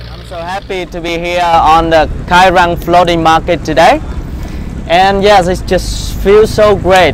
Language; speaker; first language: English; non-native, fluent; Vietnamese